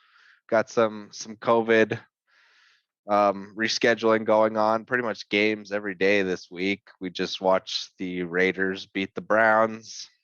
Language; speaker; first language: English; native; English